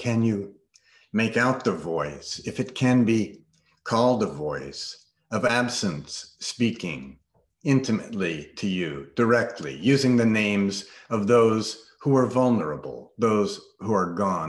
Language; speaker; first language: English; native; English